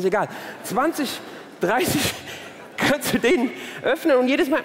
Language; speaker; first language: German; early bilingual, other home language; Turkish